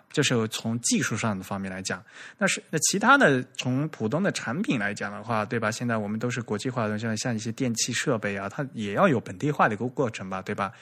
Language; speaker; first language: Chinese; native; Chinese